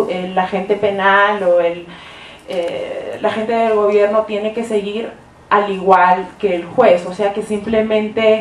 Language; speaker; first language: Spanish; early bilingual, heritage; Spanish